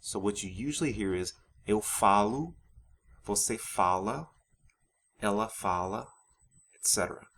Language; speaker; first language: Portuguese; non-native, fluent; English